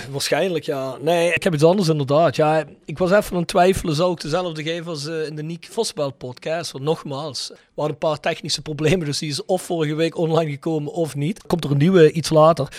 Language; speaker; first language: Dutch; native; Dutch